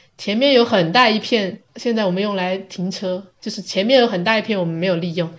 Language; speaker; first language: Chinese; native; Chinese